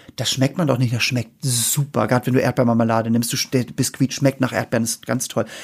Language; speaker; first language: German; native; German